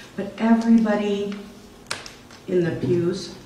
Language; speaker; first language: English; native; English